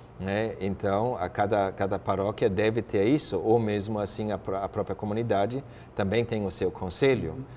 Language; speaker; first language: Portuguese; non-native, fluent; German